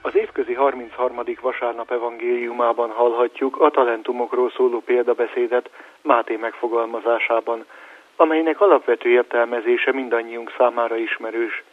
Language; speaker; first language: Hungarian; native; Hungarian